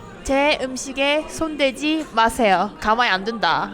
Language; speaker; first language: Korean; native; Korean